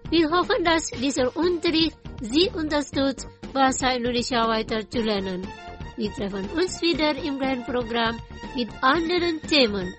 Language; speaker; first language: German; non-native, fluent; Indonesian